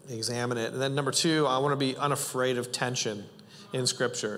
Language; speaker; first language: English; native; English